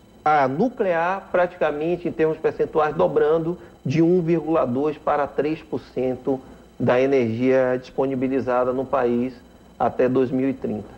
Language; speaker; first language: Portuguese; native; Portuguese